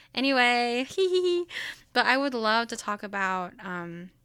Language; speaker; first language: English; early bilingual, other home language; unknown